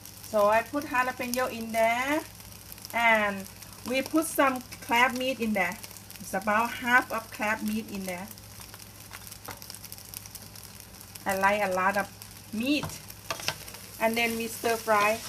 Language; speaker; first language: English; non-native, learner; Thai